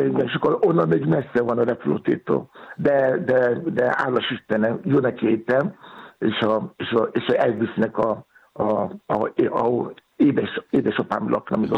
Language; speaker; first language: Hungarian; non-native, fluent; Yoruba